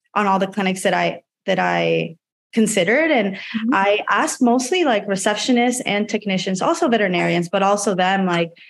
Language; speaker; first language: English; non-native, fluent; Spanish